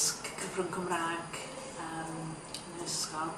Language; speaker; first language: Welsh; non-native, local second language; English